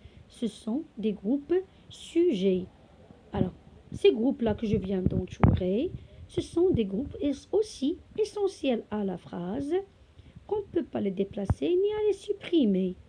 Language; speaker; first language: French; non-native, local second language; Arabic